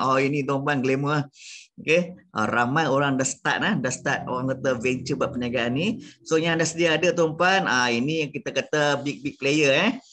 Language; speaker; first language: Malay; native; Malay